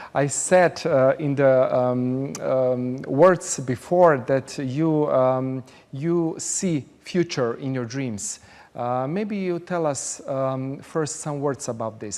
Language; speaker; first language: English; non-native, fluent; Slovenian